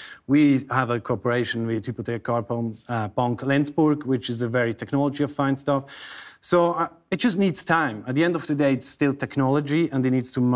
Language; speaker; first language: English; non-native, fluent; German